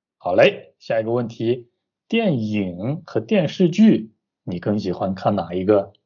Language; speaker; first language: Chinese; native; Chinese